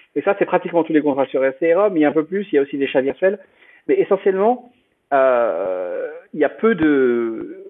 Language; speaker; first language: French; native; French